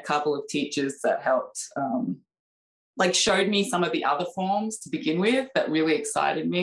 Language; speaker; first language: English; native; English